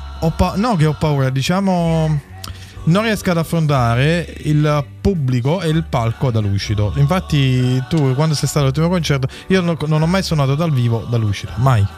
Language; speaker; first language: Italian; native; Italian